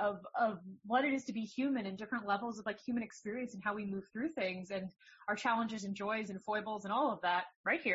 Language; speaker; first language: English; native; English